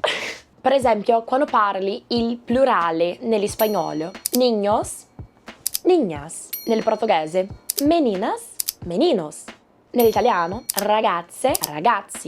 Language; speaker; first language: Italian; non-native, learner; Portuguese